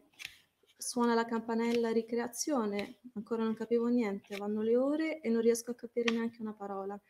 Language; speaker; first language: Italian; early bilingual, other home language; Arabic